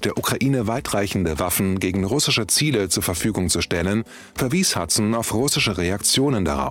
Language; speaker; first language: German; native; German